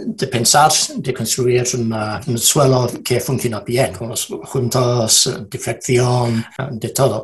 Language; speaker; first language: Spanish; non-native, learner; English